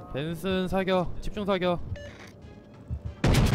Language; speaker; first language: Korean; native; Korean